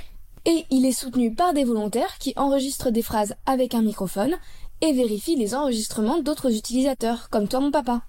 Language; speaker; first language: French; native; French